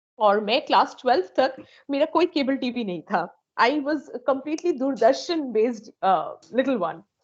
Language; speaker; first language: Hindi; non-native, local second language; Bangla